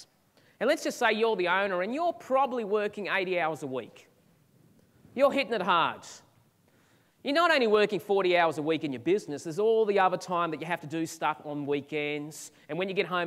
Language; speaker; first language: English; native; English